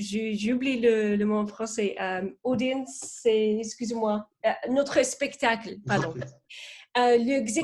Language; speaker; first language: French; non-native, fluent; English